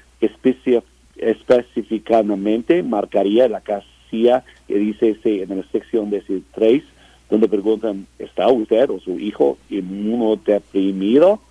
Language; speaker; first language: Spanish; non-native, learner; English